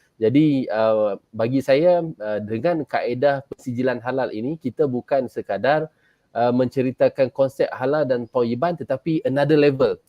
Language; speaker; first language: Malay; native; Malay